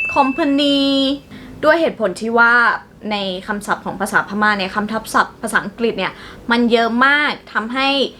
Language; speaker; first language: Thai; non-native, fluent; Burmese